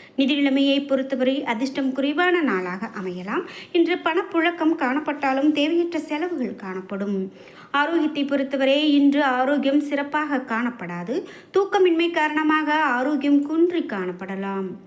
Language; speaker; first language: Tamil; native; Tamil